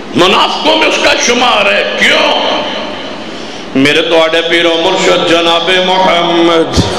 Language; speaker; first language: Urdu; non-native, local second language; Punjabi